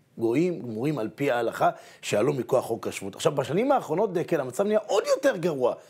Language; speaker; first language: Hebrew; native; Hebrew